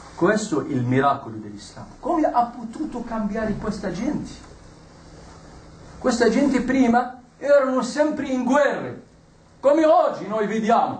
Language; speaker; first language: Italian; non-native, fluent; Arabic